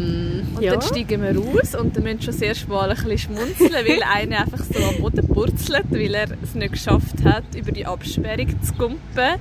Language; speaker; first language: German; native; German